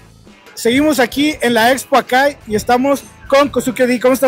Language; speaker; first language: Spanish; native; Spanish